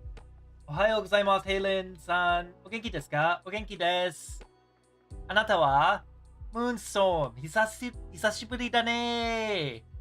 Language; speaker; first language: Japanese; non-native, learner; English